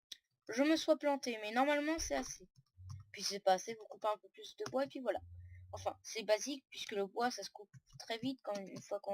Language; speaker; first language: French; native; French